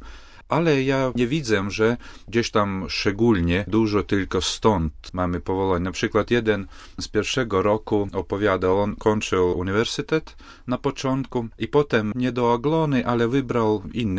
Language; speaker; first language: Polish; non-native, fluent; Latvian